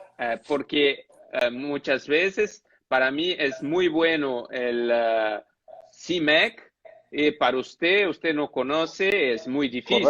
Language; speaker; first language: Spanish; non-native, fluent; Portuguese